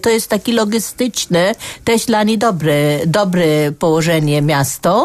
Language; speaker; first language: Polish; non-native, fluent; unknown